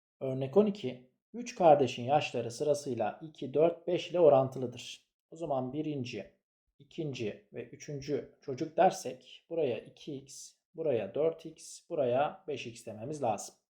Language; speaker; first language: Turkish; native; Turkish